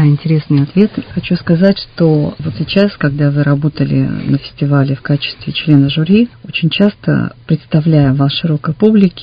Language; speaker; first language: Russian; native; Russian